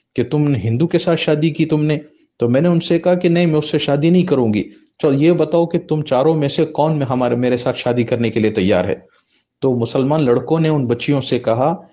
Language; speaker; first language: Hindi; native; Hindi